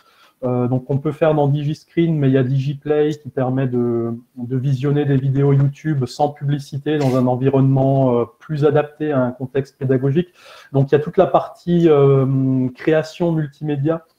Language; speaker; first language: French; native; French